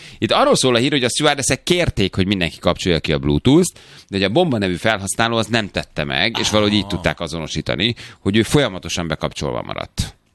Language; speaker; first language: Hungarian; native; Hungarian